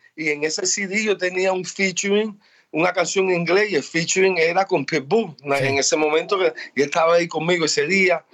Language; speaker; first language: Spanish; early bilingual, heritage; Spanish